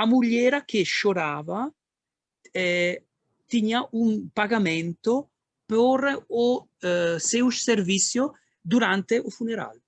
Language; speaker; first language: Portuguese; non-native, learner; Italian